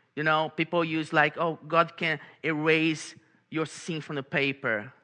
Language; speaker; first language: English; non-native, fluent; Portuguese